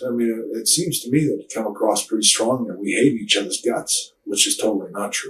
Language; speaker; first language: English; native; English